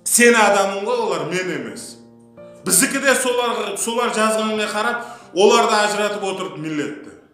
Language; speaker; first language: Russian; non-native, local second language; Uzbek